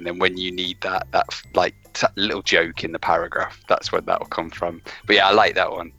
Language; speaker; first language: English; native; English